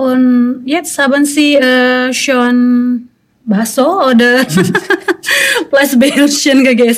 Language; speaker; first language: German; non-native, fluent; Indonesian